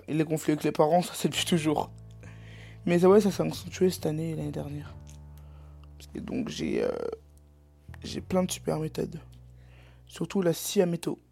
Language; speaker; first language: French; native; French